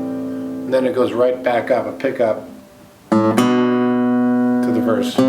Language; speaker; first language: English; native; English